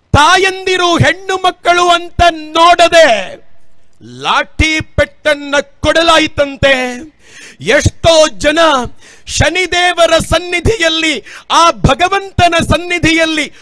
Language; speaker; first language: Kannada; native; Kannada